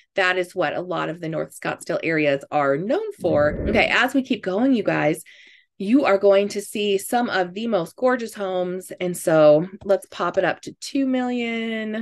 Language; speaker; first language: English; native; English